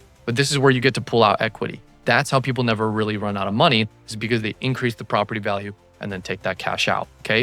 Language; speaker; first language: English; native; English